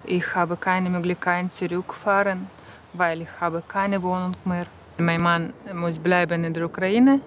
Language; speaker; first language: German; non-native, learner; Ukrainian